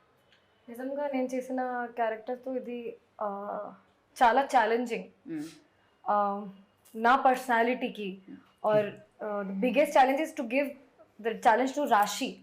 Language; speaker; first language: Telugu; non-native, fluent; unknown